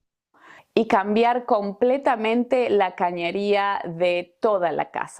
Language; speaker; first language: Spanish; native; Spanish